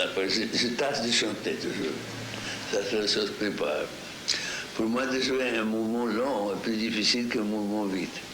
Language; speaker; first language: French; non-native, fluent; Russian